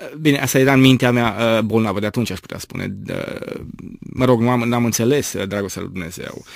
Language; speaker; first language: Romanian; native; Romanian